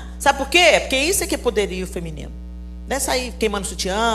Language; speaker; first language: Portuguese; native; Portuguese